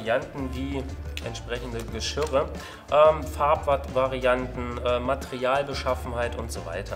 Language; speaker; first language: German; native; German